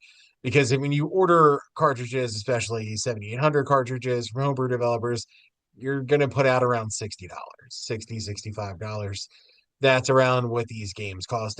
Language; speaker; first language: English; native; English